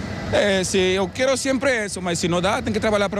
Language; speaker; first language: Portuguese; non-native, learner; Spanish